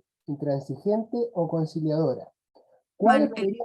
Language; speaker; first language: Spanish; native; Spanish